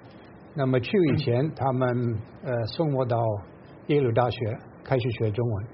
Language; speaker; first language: Chinese; non-native, fluent; English